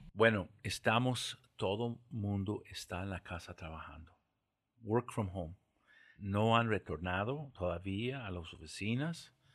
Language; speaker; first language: Spanish; non-native, fluent; English